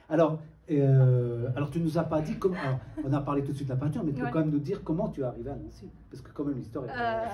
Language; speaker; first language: French; native; French